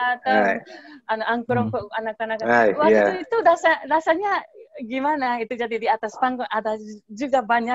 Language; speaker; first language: Indonesian; non-native, fluent; Japanese